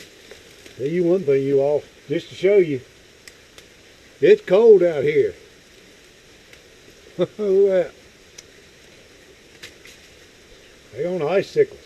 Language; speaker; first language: English; native; English